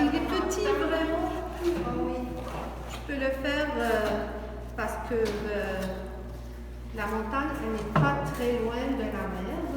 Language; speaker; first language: French; non-native, learner; Arabic